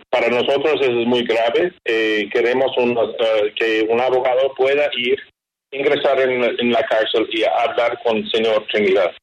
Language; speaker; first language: Spanish; non-native, fluent; English